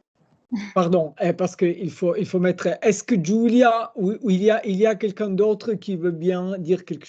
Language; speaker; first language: French; non-native, fluent; Italian